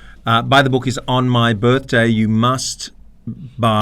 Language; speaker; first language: English; native; English